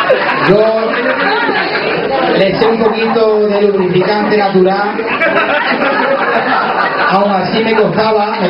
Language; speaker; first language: Spanish; native; Spanish